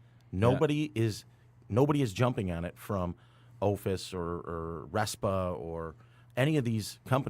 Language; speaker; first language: English; native; English